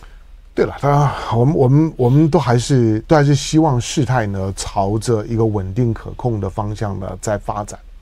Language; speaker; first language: Chinese; native; Chinese